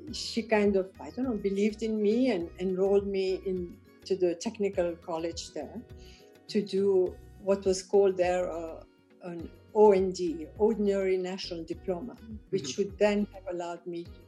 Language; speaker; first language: English; non-native, local second language; Kachhi